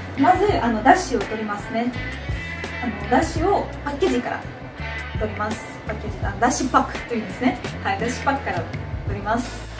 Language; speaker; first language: Japanese; non-native, fluent; Russian